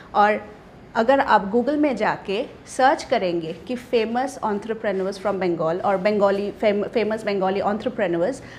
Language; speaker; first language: Hindi; non-native, local second language; Bangla